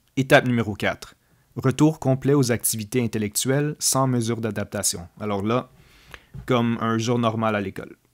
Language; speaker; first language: French; native; French